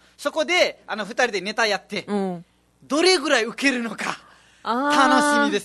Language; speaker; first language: Japanese; non-native, fluent; Nepali